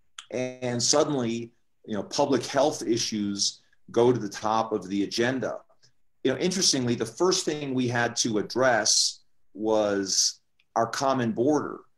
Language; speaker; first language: English; early bilingual, other home language; Spanish